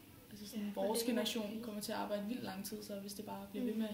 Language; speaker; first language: Danish; native; Danish